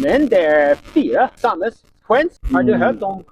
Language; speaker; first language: Norwegian; non-native, learner; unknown